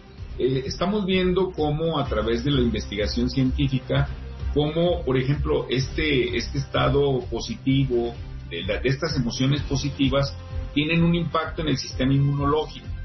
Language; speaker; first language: Spanish; native; Spanish